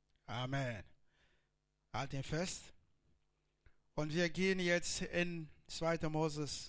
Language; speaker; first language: German; non-native, learner; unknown